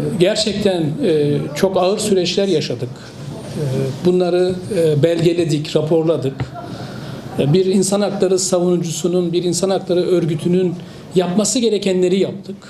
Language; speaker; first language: Turkish; native; Turkish